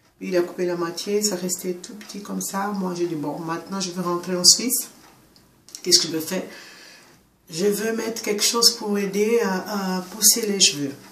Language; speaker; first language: French; non-native, fluent; Portuguese